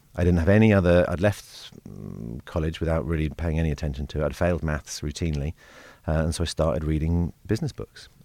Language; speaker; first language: English; native; English